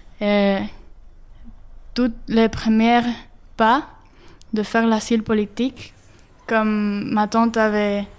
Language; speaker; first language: French; non-native, learner; Spanish